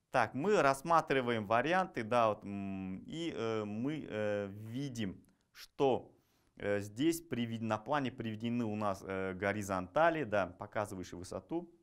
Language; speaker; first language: Russian; non-native, local second language; Kazakh